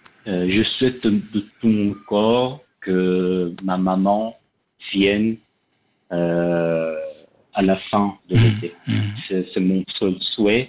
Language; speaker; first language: French; non-native, fluent; Persian